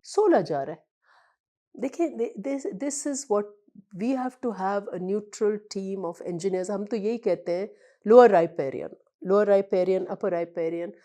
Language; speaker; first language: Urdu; non-native, local second language; Sindhi